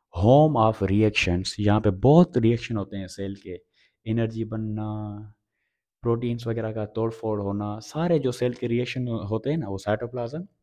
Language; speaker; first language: Urdu; non-native, local second language; Sindhi